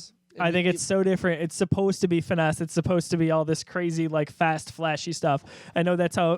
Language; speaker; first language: English; native; English